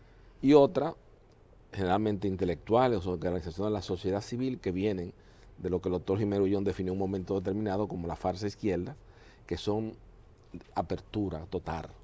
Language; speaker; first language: Spanish; native; Spanish